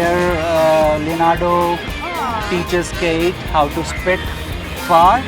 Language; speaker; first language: English; non-native, local second language; Hindi